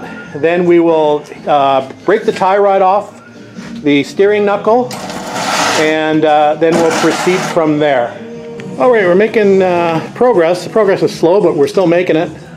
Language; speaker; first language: English; native; English